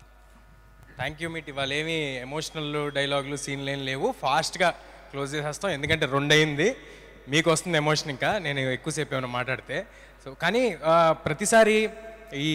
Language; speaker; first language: Telugu; native; Telugu